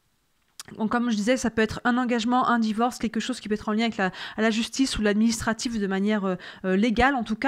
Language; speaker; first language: French; native; French